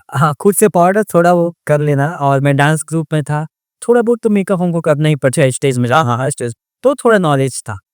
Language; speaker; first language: Hindi; non-native, local second language; Odia